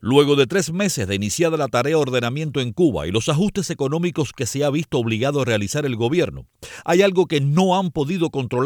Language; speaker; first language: Spanish; native; Spanish